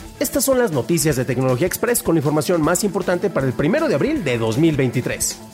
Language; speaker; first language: Spanish; native; Spanish